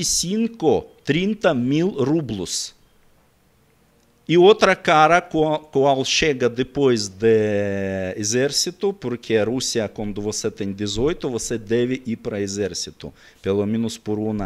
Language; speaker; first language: Portuguese; non-native, learner; Russian